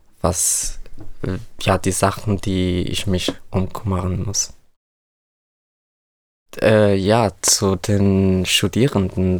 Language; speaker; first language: German; non-native, fluent; Arabic